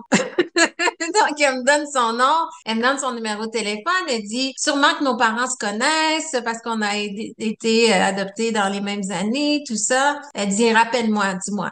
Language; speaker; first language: French; native; French